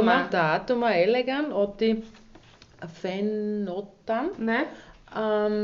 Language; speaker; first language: Greek; non-native, learner; German